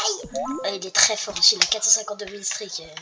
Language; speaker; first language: French; native; French